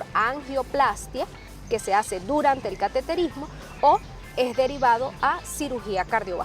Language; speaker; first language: Spanish; native; Spanish